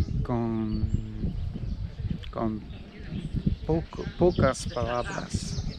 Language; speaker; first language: Spanish; non-native, learner; English